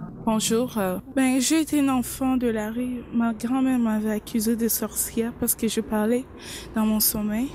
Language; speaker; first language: French; non-native, local second language; Lingala